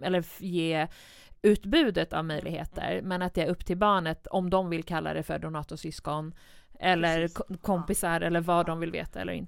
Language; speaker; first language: Swedish; native; Swedish